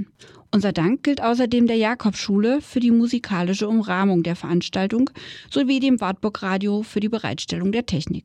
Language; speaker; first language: German; native; German